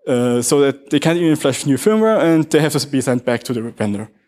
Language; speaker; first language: English; non-native, fluent; German